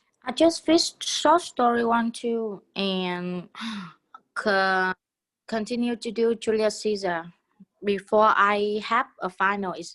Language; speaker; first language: English; non-native, learner; Vietnamese